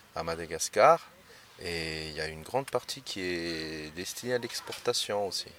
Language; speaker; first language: French; non-native, local second language; Malagasy